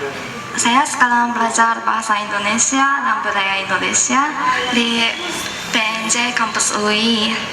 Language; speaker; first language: Indonesian; non-native, learner; Japanese